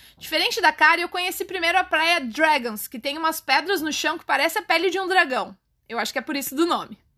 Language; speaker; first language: Portuguese; native; Portuguese